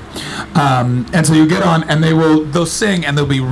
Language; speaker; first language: English; native; English